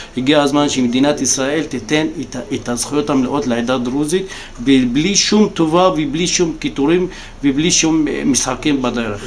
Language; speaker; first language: Hebrew; non-native, local second language; Arabic